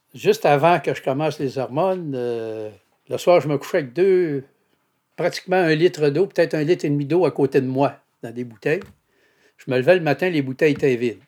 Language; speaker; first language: French; native; French